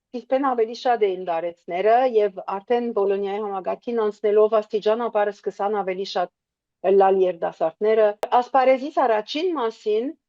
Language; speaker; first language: Armenian; early bilingual, heritage; Armenian